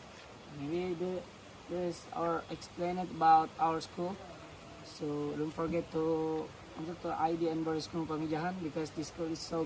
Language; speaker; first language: English; non-native, learner; Indonesian